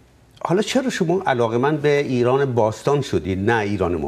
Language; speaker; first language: Persian; native; Persian